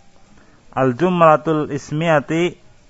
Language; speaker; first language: Arabic; non-native, learner; Indonesian